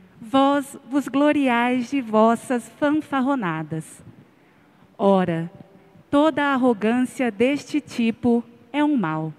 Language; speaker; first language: Portuguese; native; Portuguese